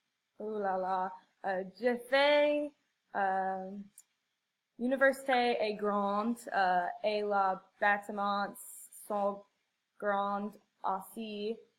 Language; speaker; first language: French; non-native, learner; English